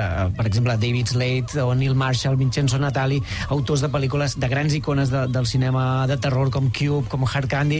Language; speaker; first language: Catalan; native; Catalan